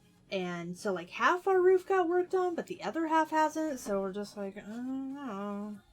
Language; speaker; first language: English; native; English